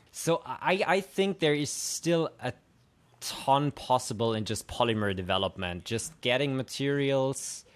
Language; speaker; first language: English; non-native, fluent; German